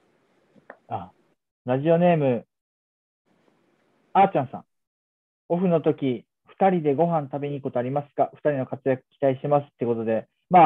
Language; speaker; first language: Japanese; native; Japanese